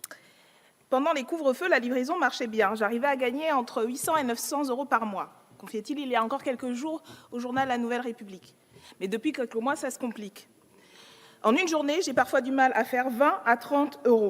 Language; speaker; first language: French; native; French